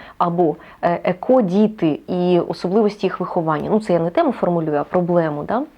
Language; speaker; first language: Ukrainian; native; Ukrainian